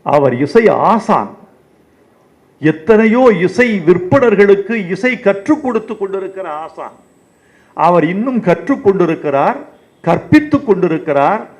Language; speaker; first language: Tamil; native; Tamil